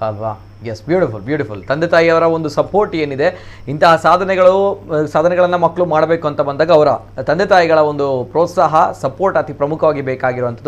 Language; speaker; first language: Kannada; native; Kannada